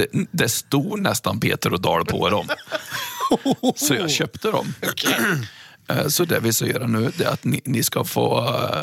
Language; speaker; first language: Swedish; native; Swedish